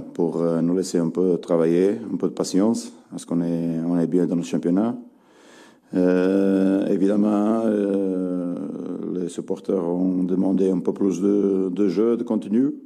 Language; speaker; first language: French; non-native, fluent; Portuguese